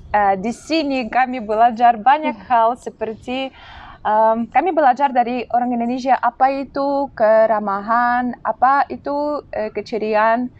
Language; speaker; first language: Indonesian; non-native, fluent; Russian